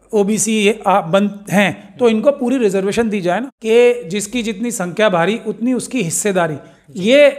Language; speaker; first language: Hindi; native; Hindi